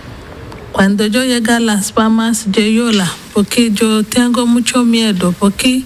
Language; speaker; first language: Spanish; non-native, learner; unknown